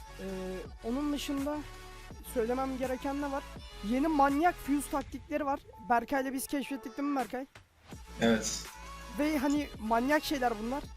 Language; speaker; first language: Turkish; native; Turkish